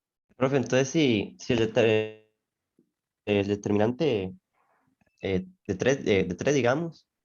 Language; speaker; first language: Spanish; native; Spanish